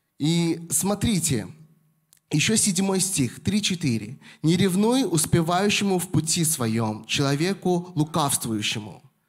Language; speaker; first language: Russian; non-native, fluent; Korean